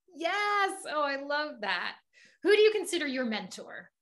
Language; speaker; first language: English; native; English